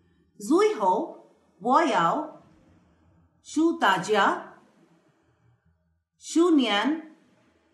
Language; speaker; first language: Chinese; non-native, learner; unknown